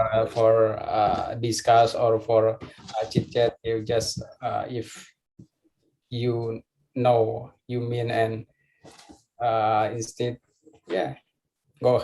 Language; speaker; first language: English; non-native, fluent; Indonesian